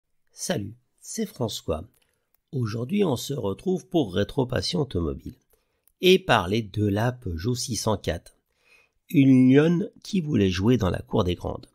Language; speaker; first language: French; native; French